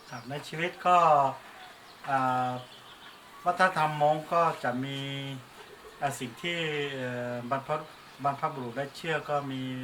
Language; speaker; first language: Thai; non-native, local second language; Hmong